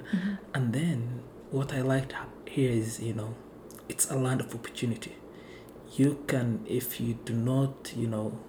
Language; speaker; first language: English; non-native, local second language; Somali